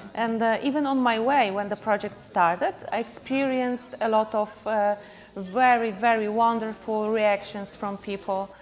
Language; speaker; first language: English; non-native, fluent; Polish